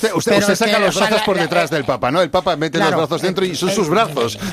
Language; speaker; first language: Spanish; native; Spanish